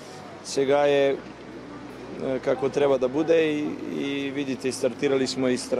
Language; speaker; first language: Bulgarian; non-native, learner; Macedonian